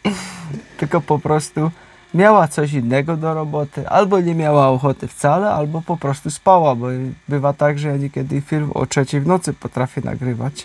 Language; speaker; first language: Polish; native; Polish